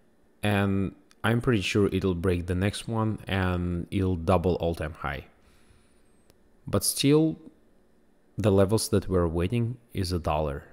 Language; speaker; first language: English; non-native, fluent; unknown